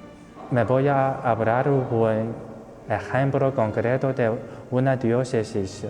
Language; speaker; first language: Spanish; non-native, fluent; Chinese